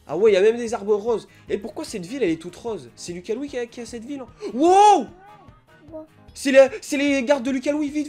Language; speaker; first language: French; native; French